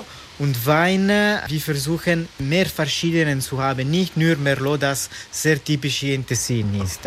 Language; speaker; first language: German; non-native, local second language; Italian